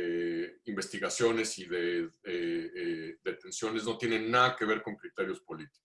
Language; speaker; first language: Spanish; native; Spanish